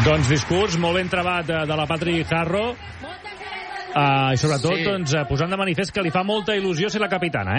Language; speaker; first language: Catalan; native; Catalan